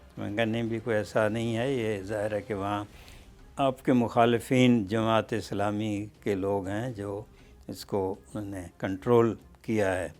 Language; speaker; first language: Urdu; native; Urdu